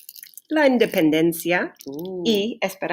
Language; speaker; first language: Spanish; early bilingual, other home language; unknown